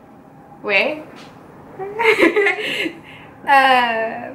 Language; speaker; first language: French; non-native, learner; English